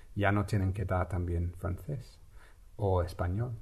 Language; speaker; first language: Spanish; non-native, fluent; English